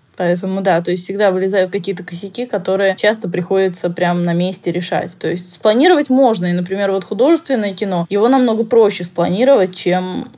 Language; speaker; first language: Russian; early bilingual, heritage; Russian